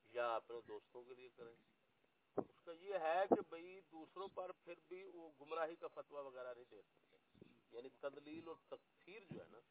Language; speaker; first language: Urdu; non-native, local second language; Punjabi